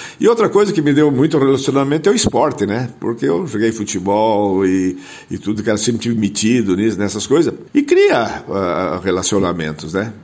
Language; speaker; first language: Portuguese; non-native, local second language; German